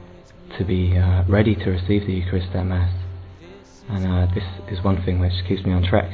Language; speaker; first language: English; native; English